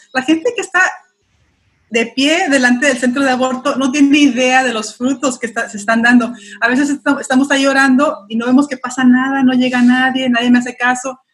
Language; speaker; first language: Spanish; early bilingual, heritage; Spanish